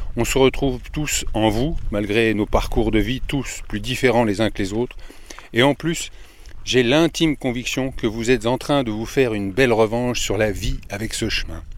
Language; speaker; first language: French; native; French